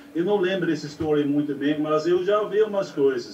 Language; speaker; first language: Portuguese; non-native, learner; English